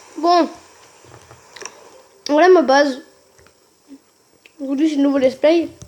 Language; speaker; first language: French; native; French